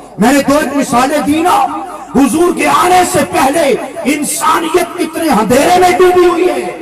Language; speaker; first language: Urdu; non-native, local second language; Punjabi